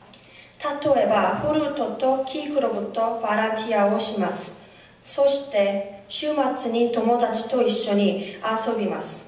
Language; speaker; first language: Japanese; non-native, learner; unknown